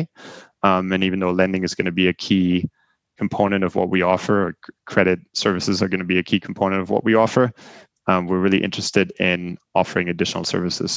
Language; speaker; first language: English; non-native, fluent; German